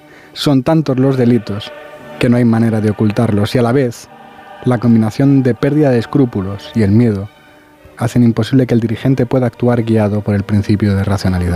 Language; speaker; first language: Spanish; native; Spanish